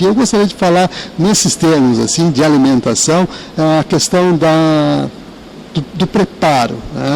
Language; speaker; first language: Portuguese; native; Portuguese